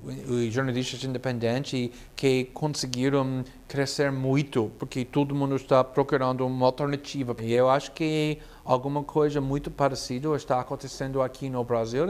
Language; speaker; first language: Portuguese; non-native, fluent; English